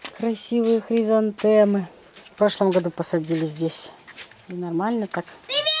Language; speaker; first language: Russian; native; Russian